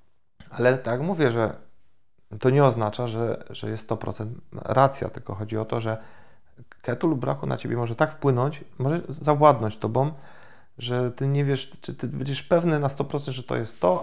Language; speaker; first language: Polish; native; Polish